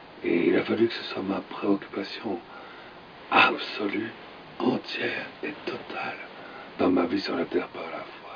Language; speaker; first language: French; native; French